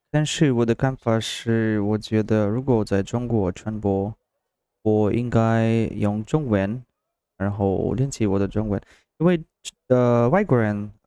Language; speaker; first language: Chinese; non-native, learner; Russian